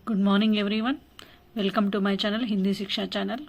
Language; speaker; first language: Hindi; non-native, local second language; Telugu